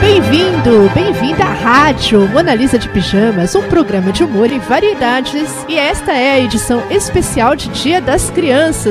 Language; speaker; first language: Portuguese; native; Portuguese